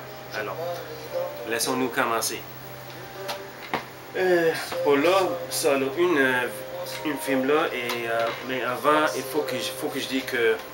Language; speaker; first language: French; non-native, learner; English